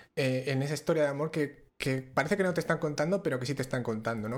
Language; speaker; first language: Spanish; native; Spanish